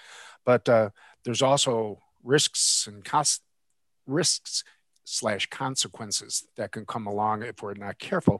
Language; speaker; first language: English; native; English